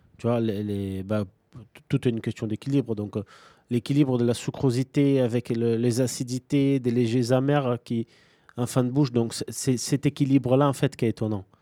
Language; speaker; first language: French; non-native, fluent; Portuguese